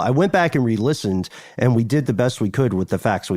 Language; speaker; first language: English; native; English